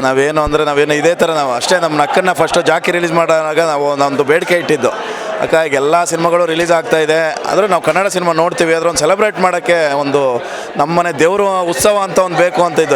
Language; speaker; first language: Kannada; native; Kannada